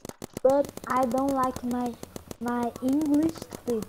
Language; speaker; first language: English; non-native, learner; Portuguese